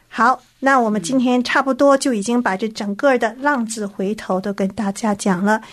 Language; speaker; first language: Chinese; native; Chinese